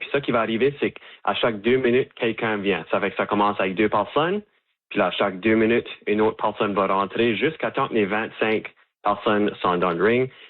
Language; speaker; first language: French; native; French